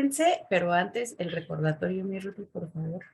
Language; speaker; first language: Spanish; native; Spanish